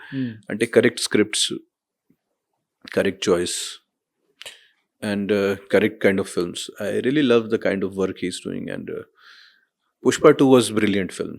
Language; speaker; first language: Telugu; non-native, fluent; Hindi